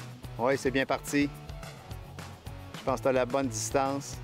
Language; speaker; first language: French; native; French